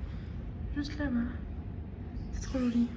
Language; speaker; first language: French; native; French